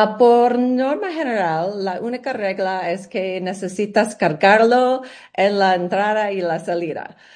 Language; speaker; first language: Spanish; non-native, learner; English